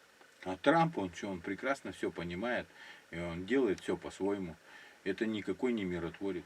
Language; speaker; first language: Russian; native; Russian